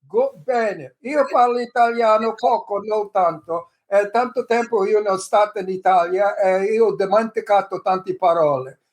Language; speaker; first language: Italian; early bilingual, heritage; English